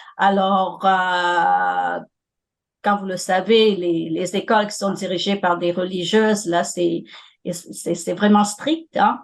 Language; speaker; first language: French; non-native, local second language; Morisyen